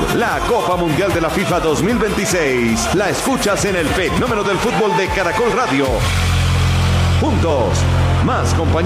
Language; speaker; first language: Spanish; native; Spanish